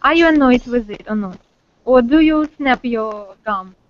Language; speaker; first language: English; non-native, fluent; Russian